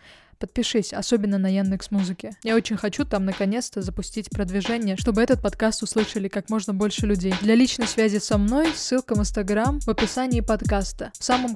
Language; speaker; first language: Russian; native; Russian